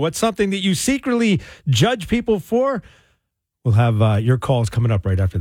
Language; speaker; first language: English; native; English